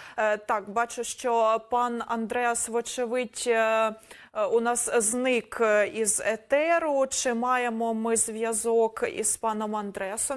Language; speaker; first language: Ukrainian; native; Ukrainian